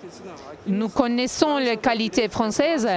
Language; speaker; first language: French; non-native, learner; Turkish